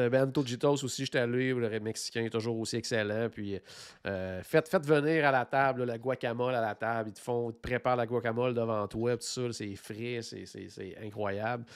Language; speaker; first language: French; native; French